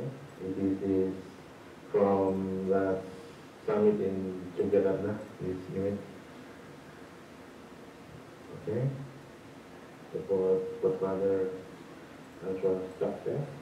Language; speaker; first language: English; non-native, learner; Indonesian